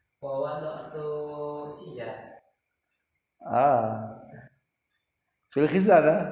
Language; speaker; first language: Arabic; non-native, fluent; Indonesian